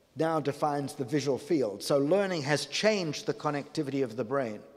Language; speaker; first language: English; native; English